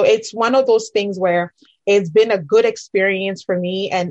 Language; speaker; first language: English; non-native, local second language; Akan